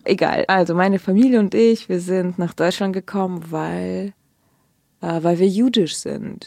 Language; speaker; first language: German; early bilingual, other home language; Russian